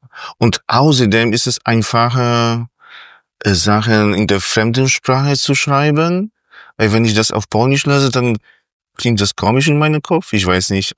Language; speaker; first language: German; non-native, fluent; Polish